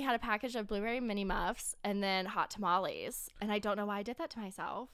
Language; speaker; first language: English; native; English